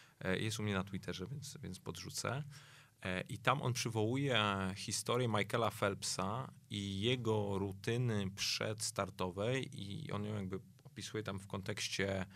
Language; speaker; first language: Polish; native; Polish